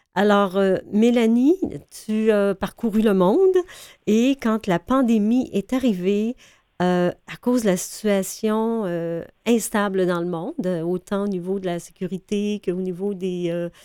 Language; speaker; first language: French; native; French